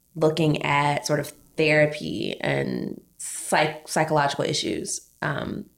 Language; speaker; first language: English; native; English